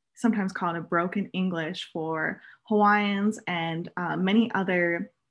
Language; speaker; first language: English; native; English